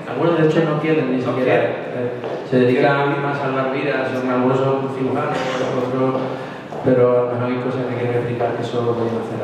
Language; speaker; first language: Spanish; native; Spanish